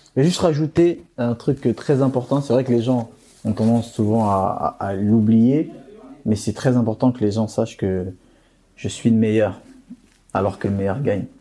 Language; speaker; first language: French; early bilingual, other home language; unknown